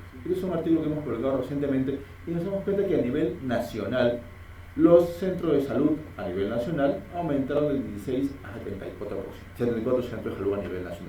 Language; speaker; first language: Spanish; native; Spanish